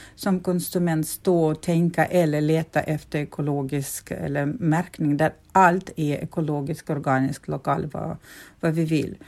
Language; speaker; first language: Swedish; non-native, fluent; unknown